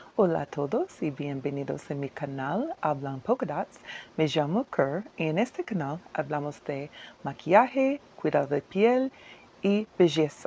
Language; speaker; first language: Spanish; non-native, learner; English